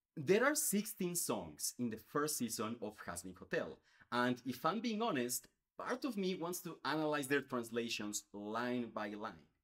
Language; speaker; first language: English; non-native, fluent; Spanish